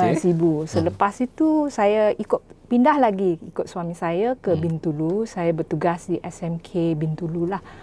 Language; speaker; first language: Malay; non-native, local second language; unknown